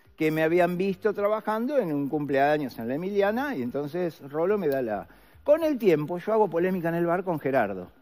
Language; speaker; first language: Spanish; native; Spanish